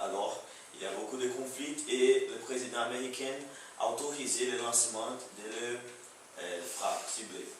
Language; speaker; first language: French; non-native, learner; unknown